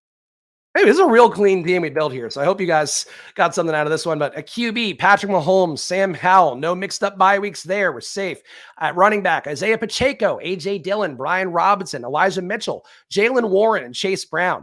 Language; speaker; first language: English; native; English